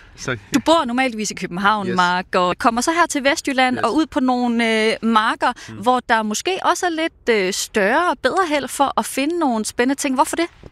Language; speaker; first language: Danish; native; Danish